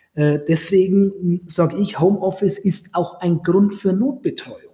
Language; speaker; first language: German; native; German